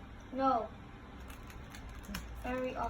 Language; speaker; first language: English; non-native, local second language; Cantonese